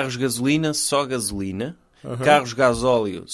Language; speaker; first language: Portuguese; native; Portuguese